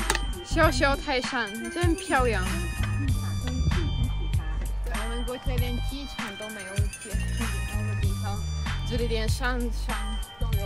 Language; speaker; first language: Chinese; non-native, fluent; Czech